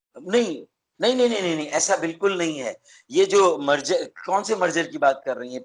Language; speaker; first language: Urdu; native; Urdu